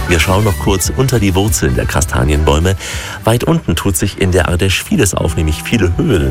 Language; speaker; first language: German; native; German